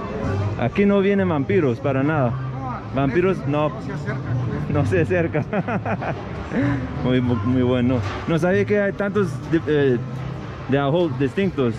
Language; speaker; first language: Spanish; non-native, learner; English